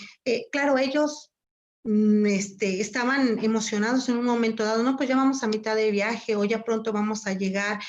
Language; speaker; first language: Spanish; native; Spanish